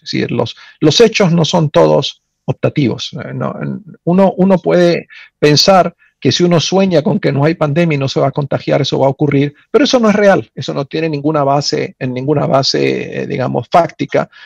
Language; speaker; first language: Spanish; native; Spanish